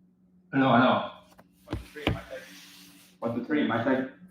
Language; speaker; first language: English; non-native, fluent; Vietnamese